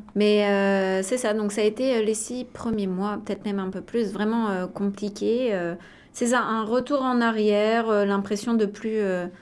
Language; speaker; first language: French; native; French